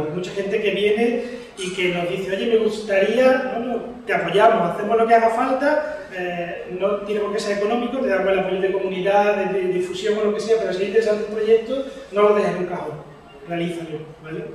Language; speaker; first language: Spanish; native; Spanish